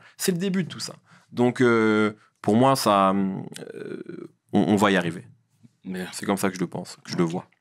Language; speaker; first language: French; early bilingual, other home language; Arabic